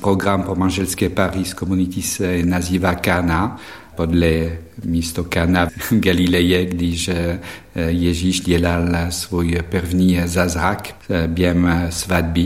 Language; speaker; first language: Czech; non-native, fluent; French